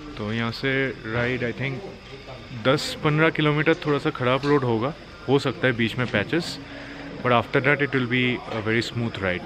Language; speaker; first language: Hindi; non-native, local second language; Bangla